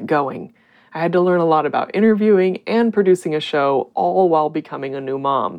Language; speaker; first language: English; native; English